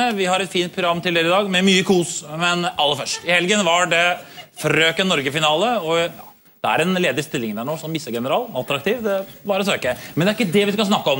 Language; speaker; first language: Norwegian; native; Norwegian